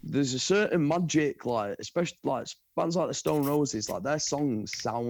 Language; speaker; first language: English; native; English